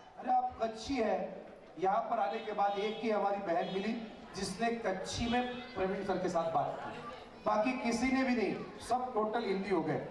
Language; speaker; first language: Hindi; non-native, local second language; Malayalam